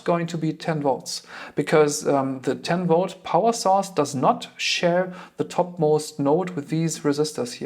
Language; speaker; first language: English; non-native, fluent; German